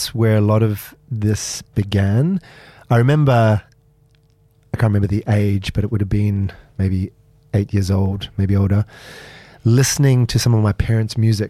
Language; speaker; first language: English; native; English